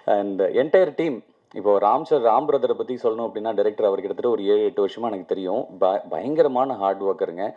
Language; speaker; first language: Tamil; native; Tamil